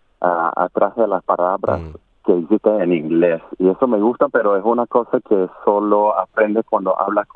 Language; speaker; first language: Spanish; non-native, learner; English